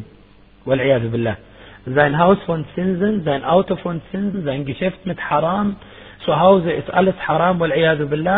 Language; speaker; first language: German; non-native, fluent; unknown